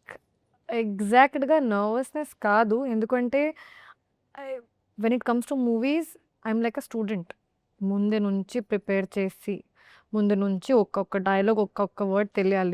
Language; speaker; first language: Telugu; non-native, fluent; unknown